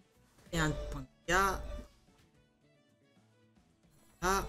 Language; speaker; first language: French; native; French